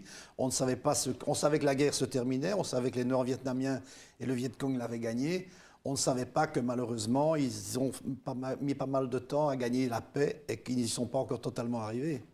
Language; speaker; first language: French; native; French